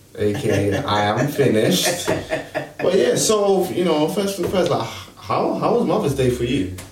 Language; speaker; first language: English; early bilingual, other home language; Krio